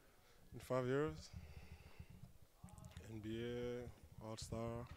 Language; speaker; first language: English; non-native, learner; French